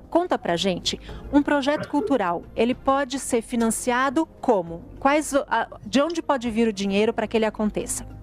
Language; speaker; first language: Portuguese; native; Portuguese